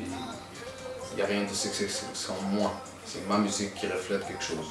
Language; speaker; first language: French; native; French